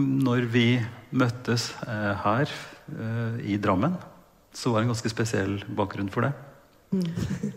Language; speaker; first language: Norwegian; native; Norwegian